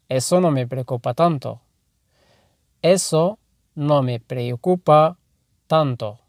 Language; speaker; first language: Spanish; non-native, fluent; Arabic